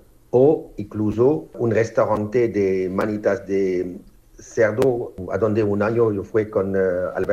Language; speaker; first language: Spanish; non-native, fluent; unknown